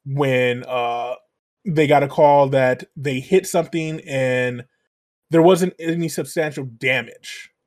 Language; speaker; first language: English; native; English